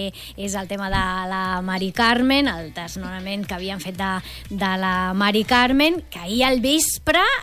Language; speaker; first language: Catalan; native; Catalan